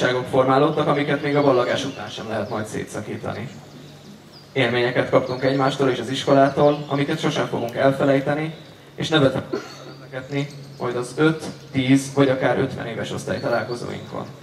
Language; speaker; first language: Hungarian; native; Hungarian